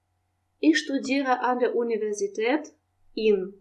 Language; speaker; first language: German; non-native, fluent; Russian